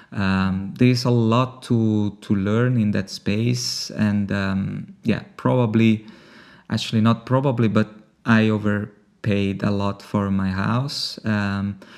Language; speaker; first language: English; non-native, fluent; Italian